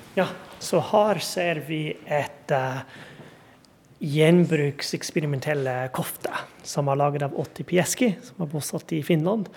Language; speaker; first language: Norwegian; non-native, fluent; English